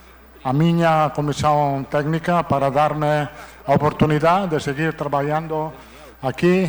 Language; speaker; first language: Portuguese; non-native, learner; Italian